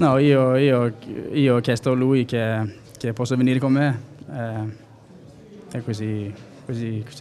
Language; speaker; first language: Italian; non-native, learner; Icelandic